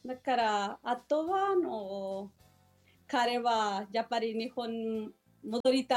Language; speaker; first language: Japanese; non-native, learner; Spanish